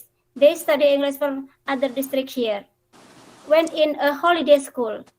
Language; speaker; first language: English; non-native, fluent; Indonesian